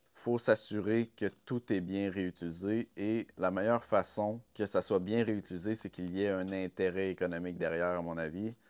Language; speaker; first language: French; native; French